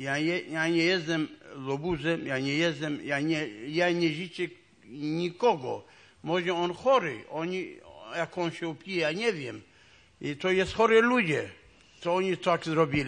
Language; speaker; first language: Polish; non-native, local second language; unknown